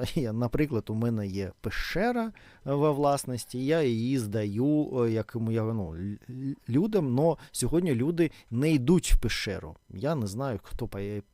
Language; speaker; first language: Ukrainian; non-native, local second language; Russian